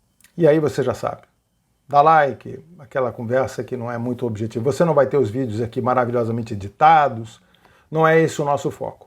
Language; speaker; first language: Portuguese; native; Portuguese